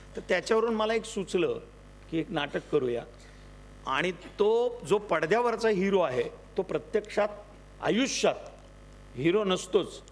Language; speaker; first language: Marathi; non-native, local second language; Gujarati